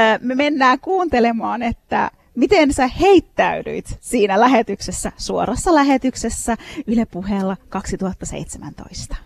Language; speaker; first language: Finnish; early bilingual, other home language; Turkish